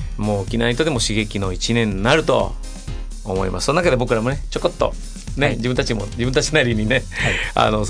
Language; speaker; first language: Japanese; non-native, fluent; Spanish